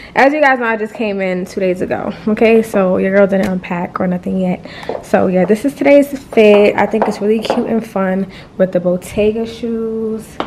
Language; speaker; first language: English; native; English